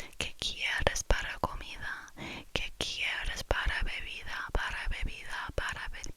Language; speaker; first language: Spanish; non-native, learner; English